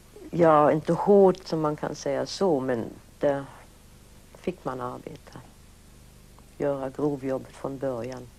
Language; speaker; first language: Swedish; early bilingual, other home language; German